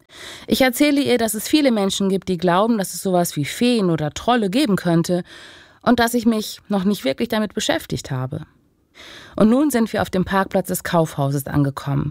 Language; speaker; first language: German; native; German